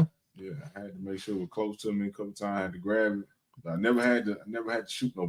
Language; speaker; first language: English; native; English